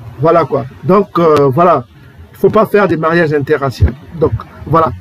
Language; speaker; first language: French; non-native, local second language; Kongo